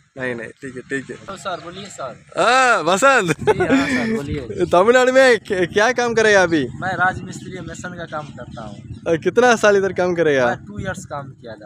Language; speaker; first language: Hindi; non-native, learner; Tamil